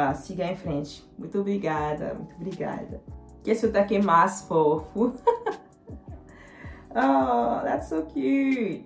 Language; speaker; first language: Portuguese; non-native, learner; French